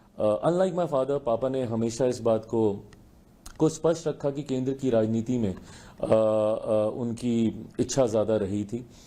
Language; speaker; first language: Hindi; native; Hindi